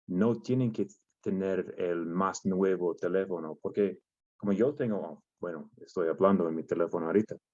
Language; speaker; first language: Spanish; non-native, learner; English